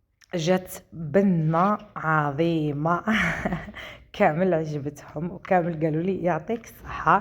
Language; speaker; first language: Arabic; native; Arabic